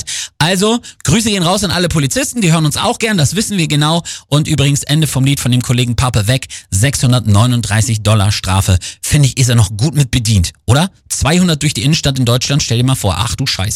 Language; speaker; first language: German; native; German